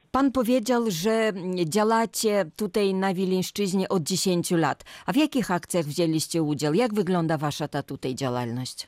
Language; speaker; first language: Polish; native; Polish